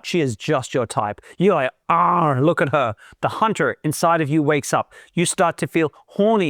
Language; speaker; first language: English; native; English